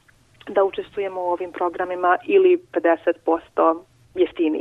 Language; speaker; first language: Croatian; non-native, local second language; Hungarian